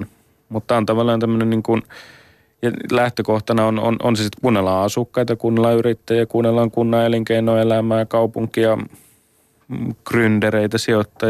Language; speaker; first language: Finnish; native; Finnish